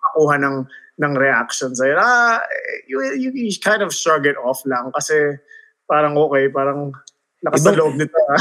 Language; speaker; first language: Filipino; early bilingual, heritage; Filipino